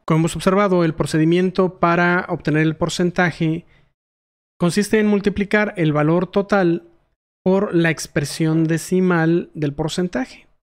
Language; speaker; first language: Spanish; native; Spanish